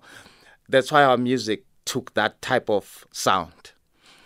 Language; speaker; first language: English; non-native, local second language; Zulu